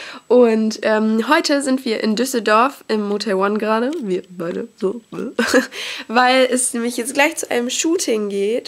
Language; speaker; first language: German; native; German